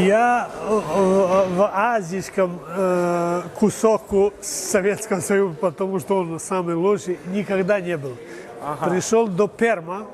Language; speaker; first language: Russian; non-native, learner; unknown